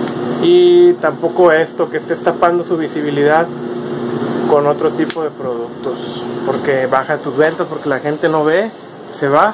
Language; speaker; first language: Spanish; native; Spanish